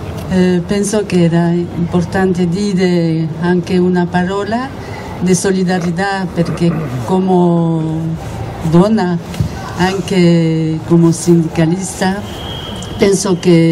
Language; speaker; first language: Italian; non-native, learner; Spanish